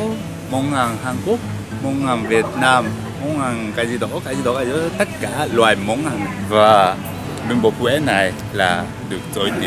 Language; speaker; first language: Vietnamese; non-native, learner; Japanese